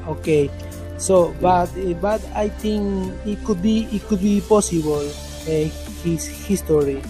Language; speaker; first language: English; non-native, learner; Spanish